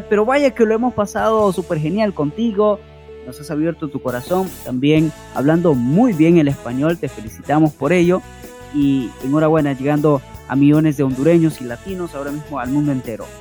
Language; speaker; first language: Spanish; native; Spanish